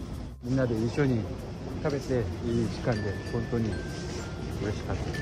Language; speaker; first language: Japanese; non-native, fluent; Korean